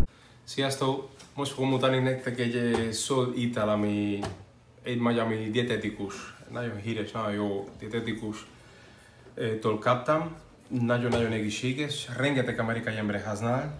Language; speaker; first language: Hungarian; non-native, learner; Spanish